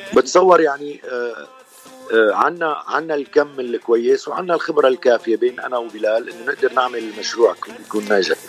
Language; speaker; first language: Arabic; native; Arabic